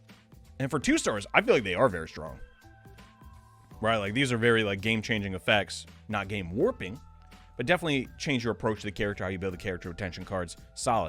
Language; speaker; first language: English; native; English